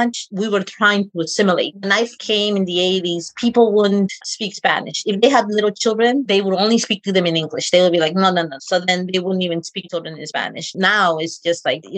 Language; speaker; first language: English; early bilingual, other home language; Spanish